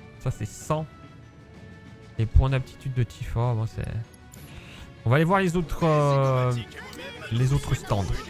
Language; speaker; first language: French; native; French